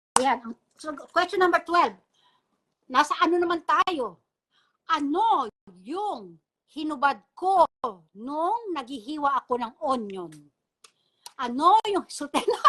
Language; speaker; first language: Filipino; non-native, local second language; Bikol